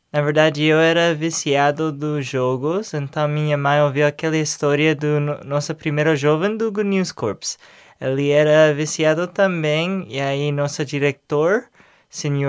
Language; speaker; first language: Portuguese; non-native, learner; English